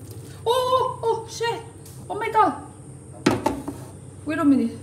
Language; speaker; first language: English; non-native, learner; Korean